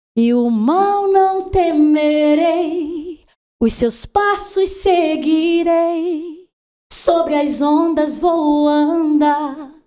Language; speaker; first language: Portuguese; native; Portuguese